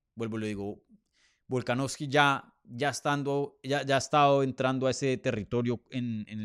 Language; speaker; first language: Spanish; native; Spanish